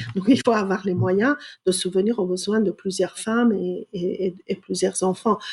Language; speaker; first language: French; non-native, fluent; Persian